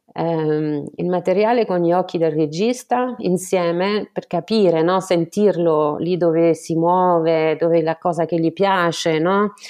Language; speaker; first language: Italian; non-native, fluent; French